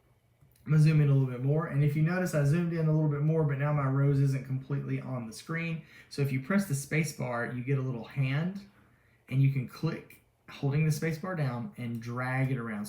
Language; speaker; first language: English; native; English